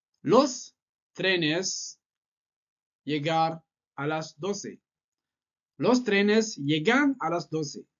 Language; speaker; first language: Spanish; non-native, fluent; French